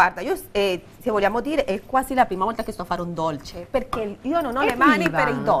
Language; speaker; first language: Italian; non-native, fluent; Spanish